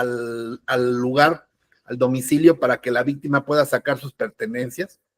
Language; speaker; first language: Spanish; native; Spanish